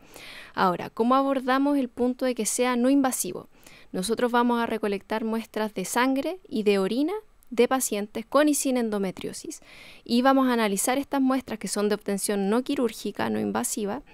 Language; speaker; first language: Spanish; native; Spanish